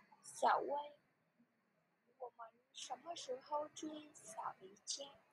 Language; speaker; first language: Chinese; non-native, learner; Vietnamese